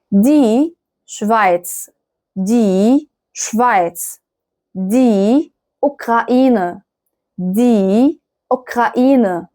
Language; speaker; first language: German; non-native, fluent; Arabic